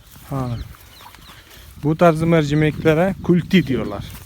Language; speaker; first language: Turkish; non-native, fluent; Malayalam